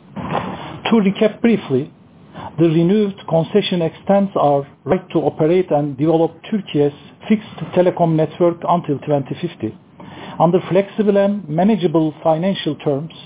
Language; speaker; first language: English; non-native, fluent; Turkish